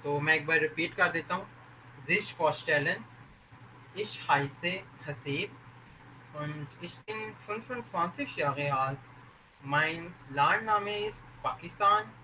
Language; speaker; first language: German; non-native, learner; Urdu